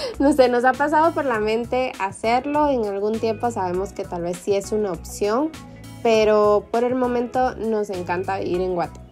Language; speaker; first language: Spanish; early bilingual, heritage; Spanish